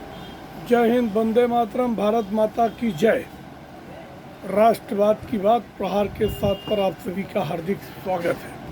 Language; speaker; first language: Hindi; native; Hindi